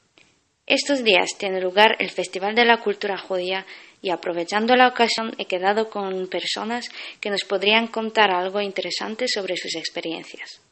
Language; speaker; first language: Spanish; non-native, fluent; Polish